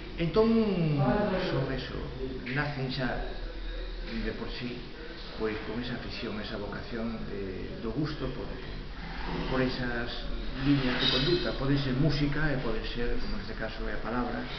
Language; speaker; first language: Galician; native; Galician